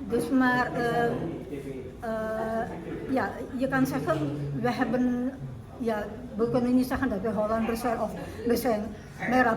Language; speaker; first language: Dutch; early bilingual, heritage; Indonesian